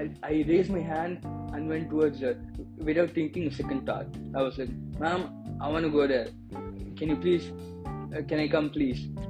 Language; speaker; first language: English; non-native, local second language; Tamil